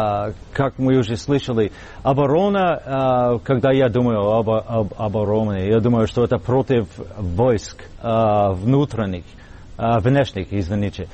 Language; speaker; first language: Russian; non-native, fluent; English